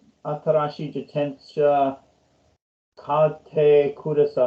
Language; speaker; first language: Japanese; non-native, learner; English